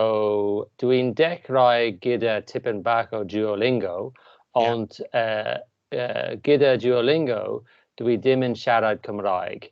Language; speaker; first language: Welsh; non-native, learner; English